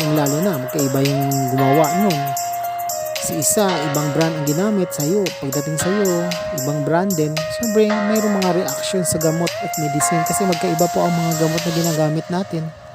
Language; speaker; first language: Filipino; non-native, local second language; Cebuano